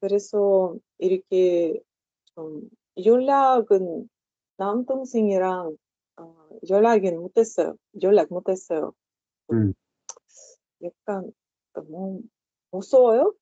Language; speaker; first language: Korean; non-native, learner; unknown